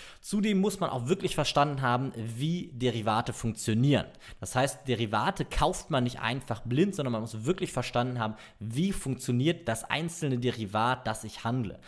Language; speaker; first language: German; native; German